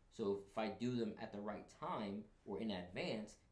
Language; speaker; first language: English; native; English